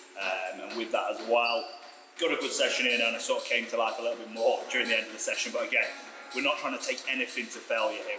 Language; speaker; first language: English; native; English